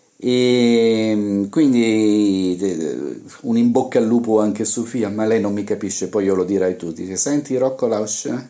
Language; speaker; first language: Italian; native; Italian